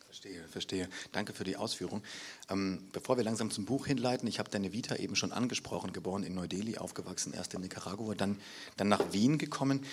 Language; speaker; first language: German; native; German